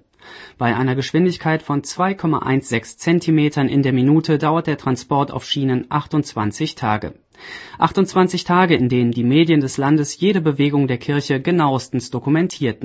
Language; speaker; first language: German; native; German